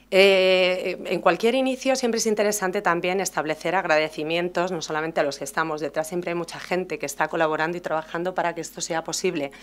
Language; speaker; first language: Spanish; native; Spanish